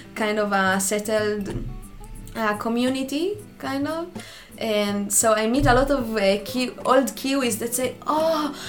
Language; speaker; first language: English; non-native, fluent; Hebrew